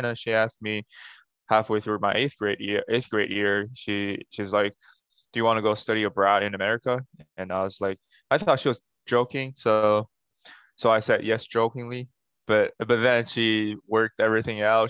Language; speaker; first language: English; non-native, fluent; Chinese